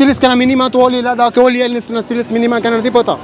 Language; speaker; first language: Greek; non-native, learner; Urdu